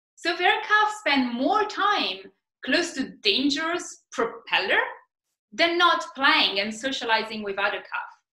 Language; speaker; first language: English; non-native, fluent; Italian